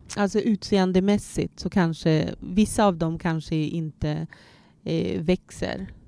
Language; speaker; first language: Swedish; early bilingual, other home language; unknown